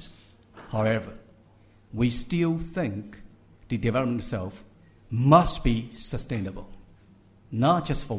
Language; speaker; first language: English; non-native, fluent; Chinese